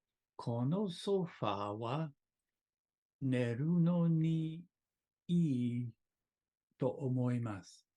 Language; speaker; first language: Japanese; non-native, learner; English